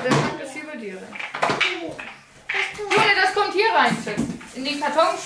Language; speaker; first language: German; native; German